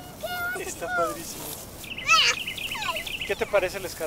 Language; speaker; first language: Spanish; native; Spanish